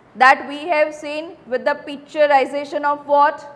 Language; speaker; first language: English; non-native, local second language; Gujarati